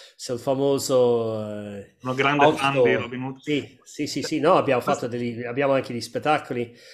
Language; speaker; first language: Italian; non-native, fluent; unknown